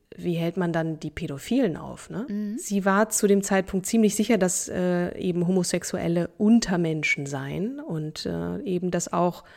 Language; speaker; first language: German; native; German